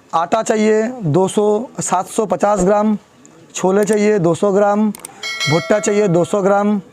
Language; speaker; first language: Hindi; non-native, local second language; Bangla